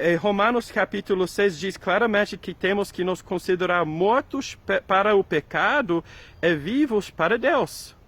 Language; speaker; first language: Portuguese; non-native, fluent; English